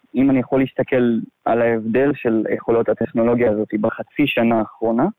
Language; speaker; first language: Hebrew; native; Hebrew